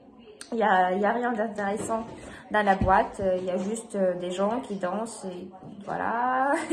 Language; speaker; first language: French; non-native, fluent; Russian